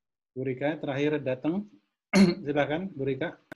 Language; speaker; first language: Indonesian; native; Indonesian